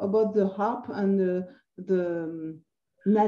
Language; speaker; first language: English; non-native, learner; French